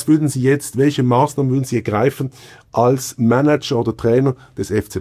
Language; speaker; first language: German; native; German